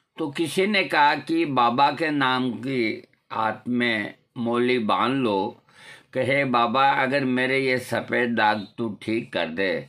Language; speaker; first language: Hindi; non-native, local second language; Marwari